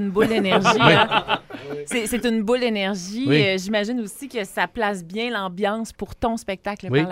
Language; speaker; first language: French; native; French